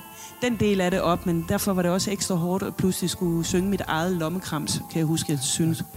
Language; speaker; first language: Danish; native; Danish